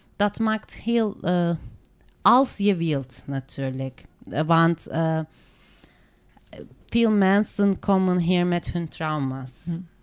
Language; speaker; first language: Dutch; non-native, learner; Turkish